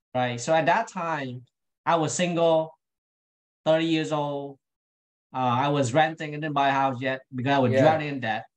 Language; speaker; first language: English; non-native, fluent; Vietnamese